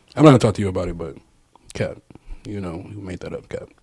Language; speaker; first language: English; native; English